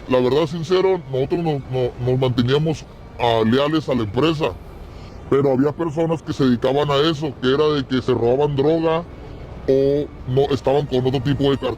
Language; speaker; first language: Spanish; native; Spanish